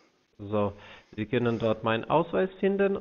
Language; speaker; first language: German; non-native, fluent; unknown